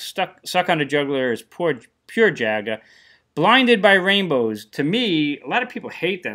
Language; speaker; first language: English; native; English